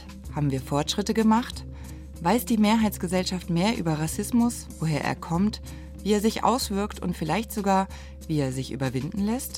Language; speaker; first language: German; native; German